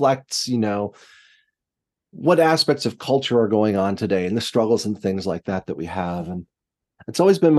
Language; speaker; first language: English; native; English